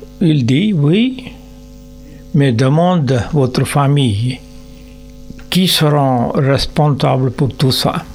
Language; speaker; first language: French; non-native, learner; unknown